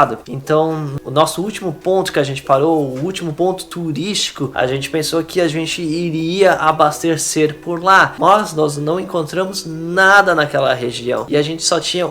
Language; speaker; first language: Portuguese; native; Portuguese